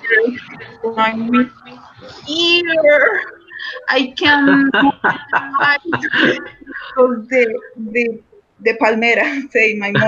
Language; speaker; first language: English; non-native, learner; Spanish